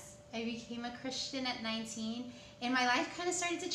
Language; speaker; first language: English; early bilingual, other home language; Spanish